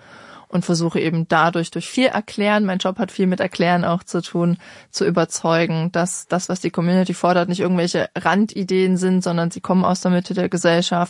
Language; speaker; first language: German; native; German